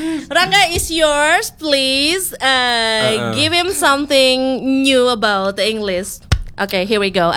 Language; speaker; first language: English; non-native, fluent; Indonesian